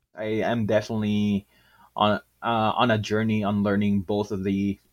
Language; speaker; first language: English; non-native, local second language; Filipino